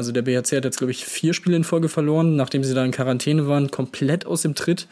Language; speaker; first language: German; native; German